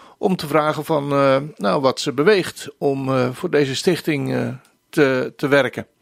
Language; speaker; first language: Dutch; native; Dutch